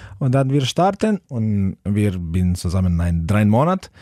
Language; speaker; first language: German; non-native, learner; Slovenian